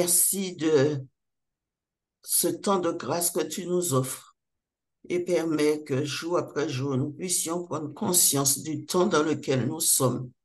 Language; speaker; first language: French; native; French